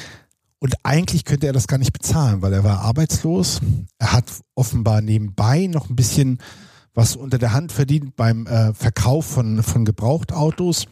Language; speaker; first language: German; native; German